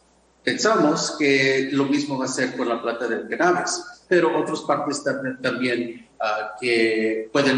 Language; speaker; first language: Spanish; non-native, fluent; English